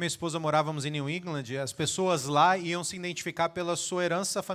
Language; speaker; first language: Portuguese; native; Portuguese